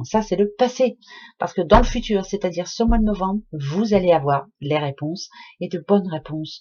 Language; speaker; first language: French; native; French